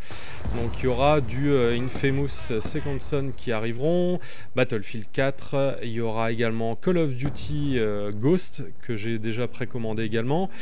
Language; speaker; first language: French; native; French